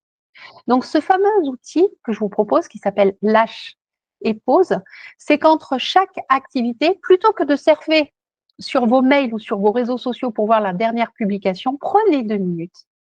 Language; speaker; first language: French; native; French